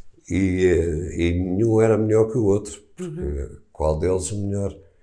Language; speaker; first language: Portuguese; native; Portuguese